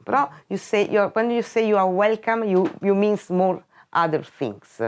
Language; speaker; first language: English; non-native, fluent; Italian